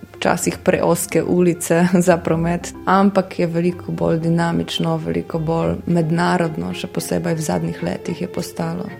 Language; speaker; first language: Slovenian; non-native, fluent; Polish